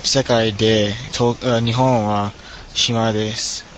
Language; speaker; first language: Japanese; non-native, learner; English